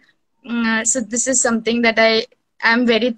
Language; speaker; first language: English; non-native, local second language; Bangla